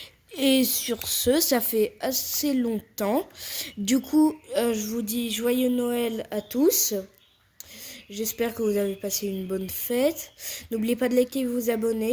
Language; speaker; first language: French; native; French